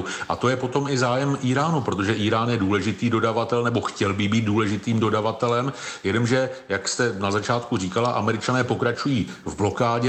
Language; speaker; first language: Czech; native; Czech